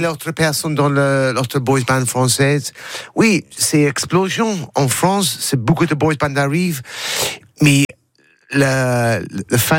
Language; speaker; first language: French; non-native, learner; English